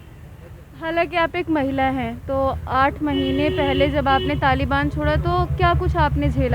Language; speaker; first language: Hindi; native; Hindi